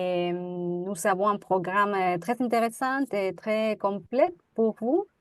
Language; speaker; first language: French; non-native, fluent; Spanish